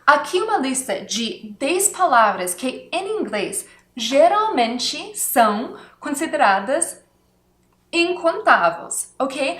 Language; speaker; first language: Portuguese; non-native, fluent; English